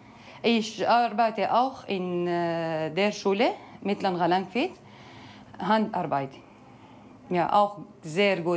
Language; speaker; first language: German; non-native, learner; Kurdish